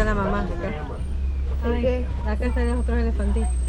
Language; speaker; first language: Spanish; native; Spanish